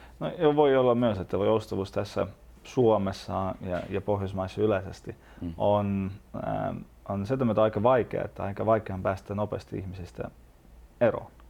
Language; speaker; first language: Finnish; non-native, fluent; Estonian